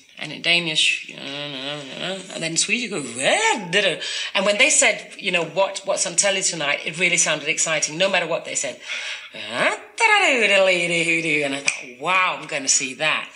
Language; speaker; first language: English; non-native, fluent; Danish